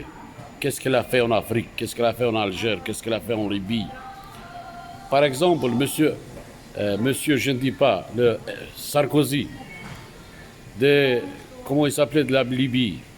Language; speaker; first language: French; non-native, fluent; Turkish